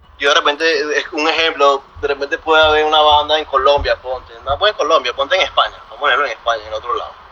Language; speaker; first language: Spanish; native; Spanish